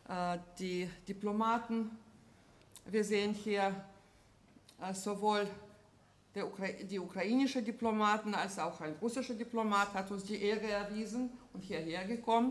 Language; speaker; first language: German; non-native, fluent; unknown